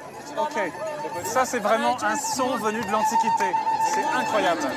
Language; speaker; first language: French; native; French